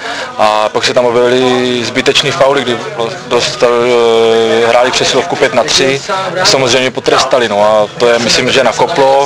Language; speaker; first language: Czech; native; Czech